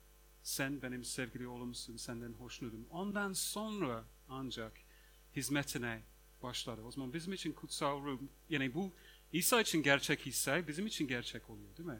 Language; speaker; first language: Turkish; non-native, fluent; English